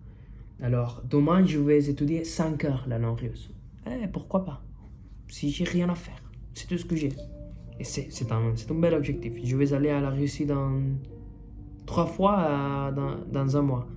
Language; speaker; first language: French; non-native, learner; Spanish